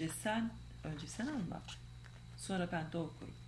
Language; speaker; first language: Turkish; native; Turkish